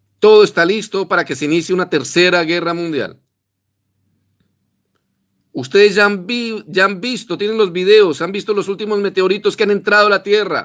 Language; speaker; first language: Spanish; native; Spanish